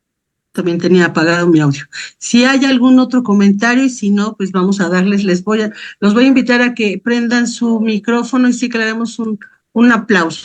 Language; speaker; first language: Spanish; native; Spanish